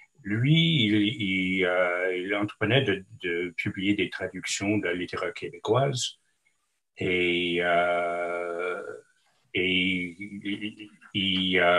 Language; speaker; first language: French; non-native, local second language; English